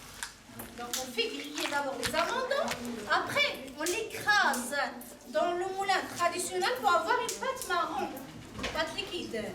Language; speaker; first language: French; non-native, local second language; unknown